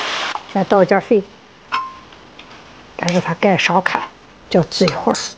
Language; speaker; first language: Chinese; native; Chinese